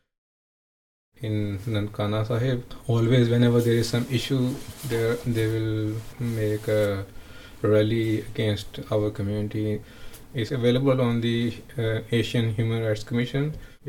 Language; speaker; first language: English; non-native, local second language; Punjabi